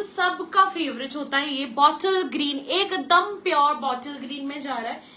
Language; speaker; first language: Hindi; non-native, local second language; Bangla